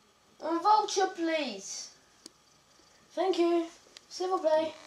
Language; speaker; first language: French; non-native, learner; English